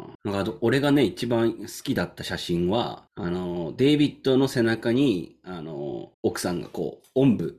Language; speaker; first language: Japanese; native; Japanese